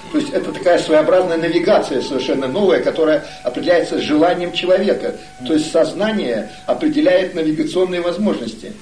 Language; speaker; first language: Russian; native; Russian